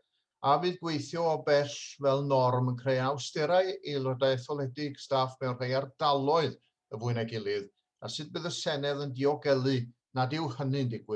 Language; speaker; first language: Welsh; native; Welsh